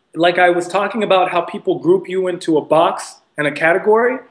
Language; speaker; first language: English; early bilingual, other home language; Persian